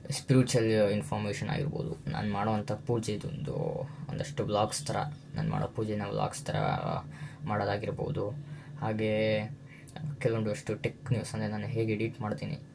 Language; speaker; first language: Kannada; native; Kannada